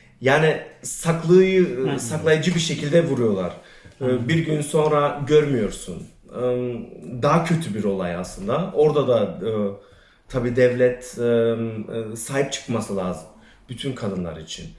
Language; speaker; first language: Turkish; early bilingual, other home language; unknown